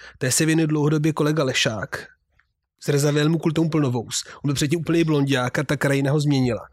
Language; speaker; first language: Czech; non-native, fluent; Italian